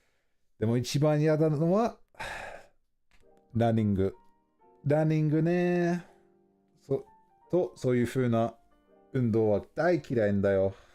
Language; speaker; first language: Japanese; non-native, learner; English